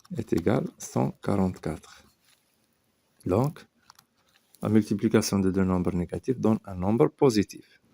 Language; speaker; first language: French; non-native, local second language; Arabic